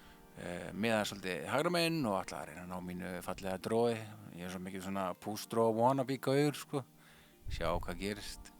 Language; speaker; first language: Icelandic; native; Icelandic